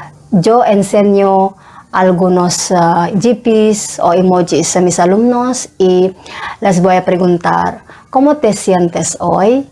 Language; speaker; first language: Spanish; non-native, fluent; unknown